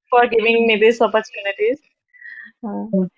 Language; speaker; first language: English; non-native, learner; Hindi